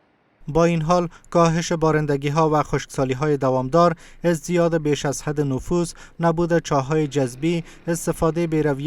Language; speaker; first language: Persian; native; Persian